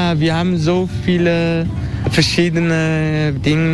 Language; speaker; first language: German; non-native, learner; Turkish